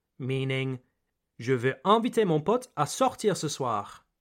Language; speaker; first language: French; non-native, fluent; English